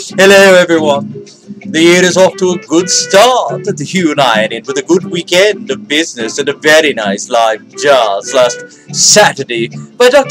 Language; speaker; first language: English; native; English